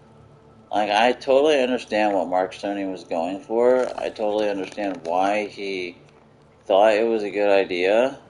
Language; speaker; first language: English; native; English